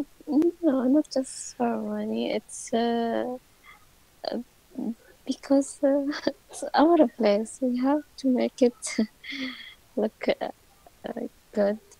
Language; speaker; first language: English; non-native, learner; Arabic